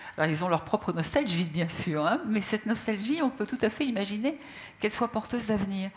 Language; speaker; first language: French; native; French